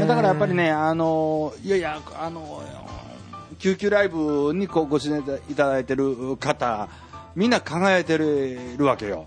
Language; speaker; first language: Japanese; native; Japanese